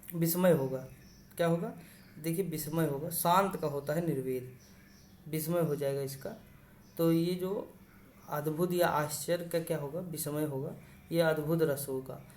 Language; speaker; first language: Hindi; native; Hindi